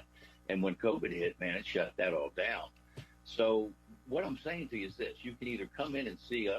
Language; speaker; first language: English; native; English